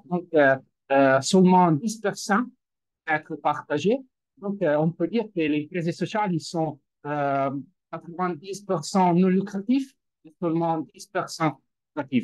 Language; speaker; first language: French; non-native, fluent; Italian